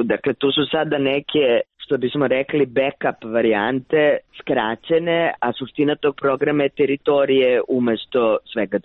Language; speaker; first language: Croatian; native; Croatian